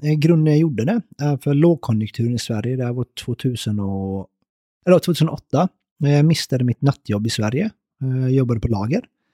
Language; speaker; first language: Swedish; early bilingual, other home language; Persian